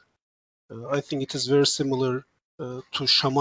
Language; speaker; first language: English; non-native, fluent; Turkish